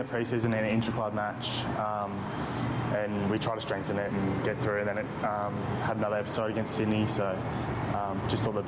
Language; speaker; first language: English; native; English